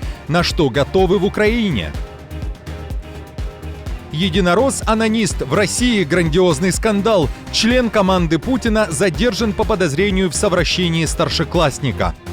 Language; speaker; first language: Russian; native; Russian